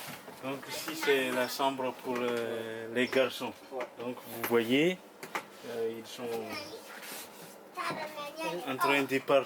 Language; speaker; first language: French; non-native, local second language; Malagasy